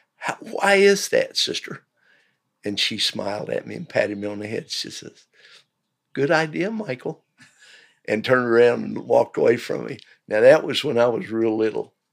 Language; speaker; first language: English; native; English